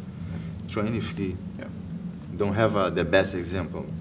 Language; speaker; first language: English; non-native, learner; Portuguese